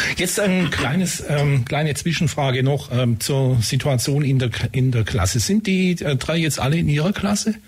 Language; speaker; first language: German; native; German